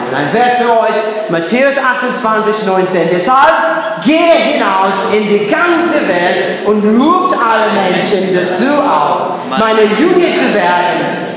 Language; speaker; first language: German; non-native, fluent; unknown